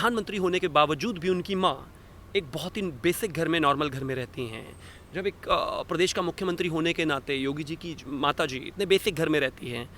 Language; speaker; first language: Hindi; native; Hindi